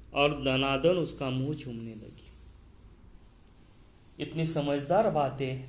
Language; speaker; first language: Hindi; non-native, local second language; Marathi